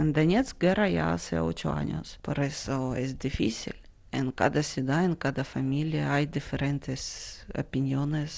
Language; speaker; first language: Spanish; non-native, learner; Russian